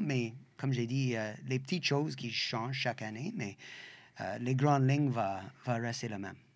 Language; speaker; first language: French; non-native, fluent; English